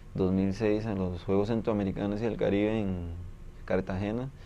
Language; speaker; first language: Spanish; native; Spanish